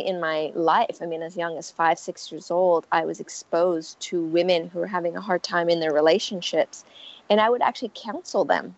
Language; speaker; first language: English; early bilingual, other home language; French